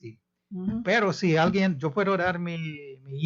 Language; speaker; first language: Spanish; non-native, fluent; English